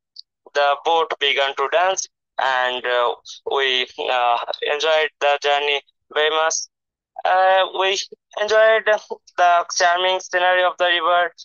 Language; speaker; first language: English; non-native, learner; Bangla